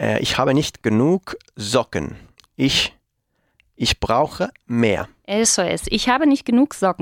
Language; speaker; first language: German; non-native, fluent; Spanish